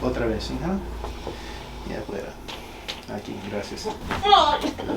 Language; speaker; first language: Spanish; early bilingual, heritage; Spanish